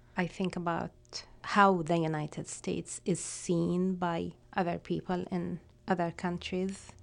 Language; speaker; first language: English; non-native, fluent; Arabic